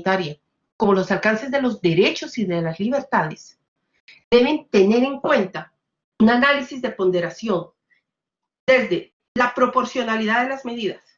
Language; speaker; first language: Spanish; native; Spanish